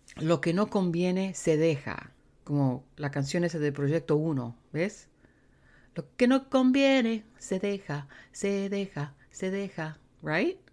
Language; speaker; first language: Spanish; native; Spanish